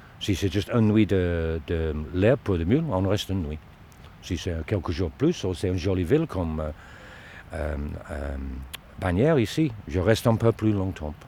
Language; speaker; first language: French; non-native, learner; Dutch